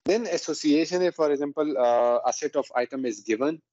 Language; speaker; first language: English; non-native, local second language; Urdu